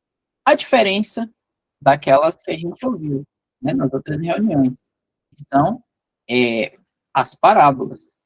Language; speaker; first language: Portuguese; native; Portuguese